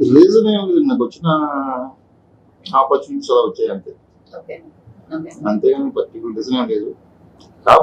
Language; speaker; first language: Telugu; native; Telugu